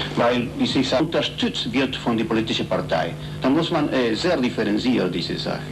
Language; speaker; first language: German; non-native, fluent; Spanish